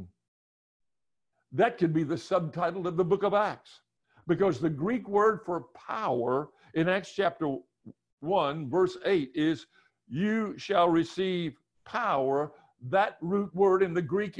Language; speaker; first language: English; native; English